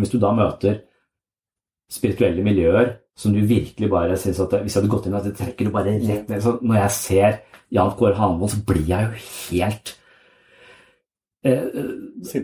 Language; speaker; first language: Norwegian; native; Norwegian